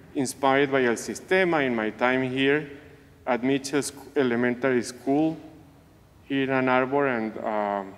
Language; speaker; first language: English; non-native, fluent; Spanish